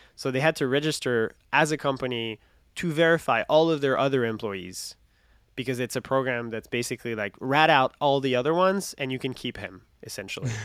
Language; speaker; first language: English; non-native, fluent; French